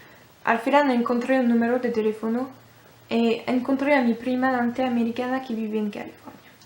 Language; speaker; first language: Spanish; non-native, learner; French